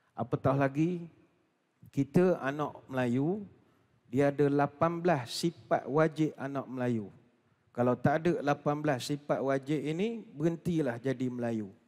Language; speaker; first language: Malay; native; Malay